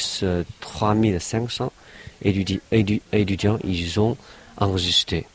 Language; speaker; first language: French; non-native, fluent; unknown